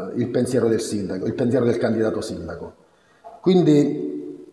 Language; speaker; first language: Italian; native; Italian